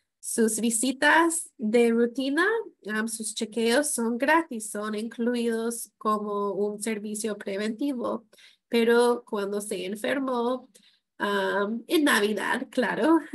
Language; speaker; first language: Spanish; non-native, fluent; English